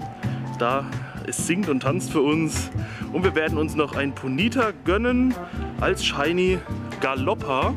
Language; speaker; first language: German; native; German